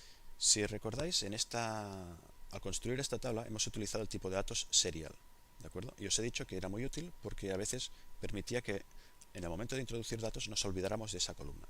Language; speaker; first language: Spanish; native; Spanish